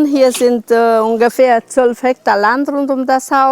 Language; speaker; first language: German; non-native, local second language; Romanian